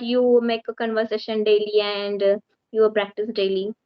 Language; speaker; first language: English; non-native, learner; Marathi